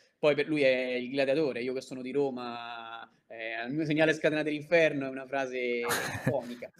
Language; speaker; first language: Italian; native; Italian